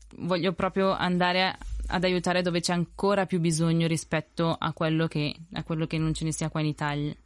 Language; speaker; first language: Italian; early bilingual, other home language; Spanish